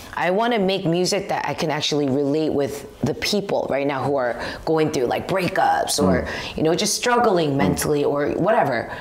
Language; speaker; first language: English; early bilingual, other home language; Korean